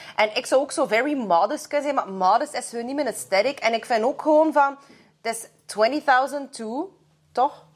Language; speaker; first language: Dutch; early bilingual, other home language; Russian